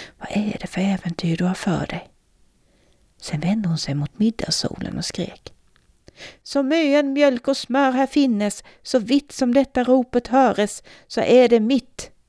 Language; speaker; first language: Swedish; native; Swedish